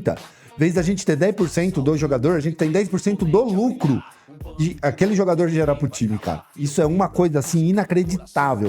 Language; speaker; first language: Portuguese; native; Portuguese